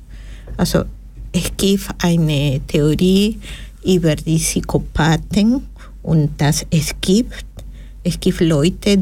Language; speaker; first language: German; non-native, fluent; Spanish